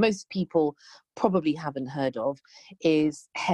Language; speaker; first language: English; native; English